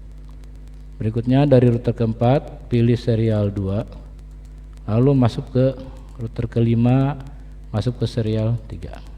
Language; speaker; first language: Indonesian; native; Indonesian